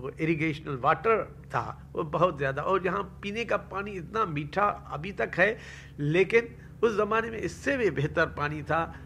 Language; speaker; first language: Urdu; non-native, local second language; Sindhi